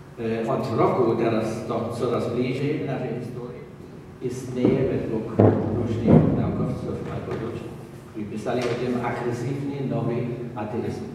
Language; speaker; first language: Polish; non-native, learner; German